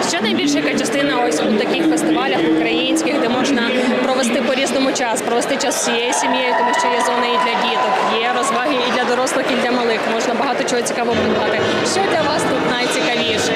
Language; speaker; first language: Ukrainian; native; Ukrainian